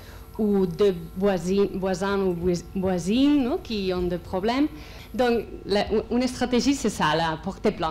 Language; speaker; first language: French; non-native, fluent; Spanish